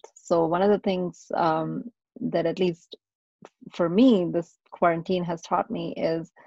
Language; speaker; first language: English; non-native, local second language; Tamil